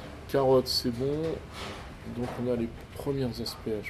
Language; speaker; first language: French; native; French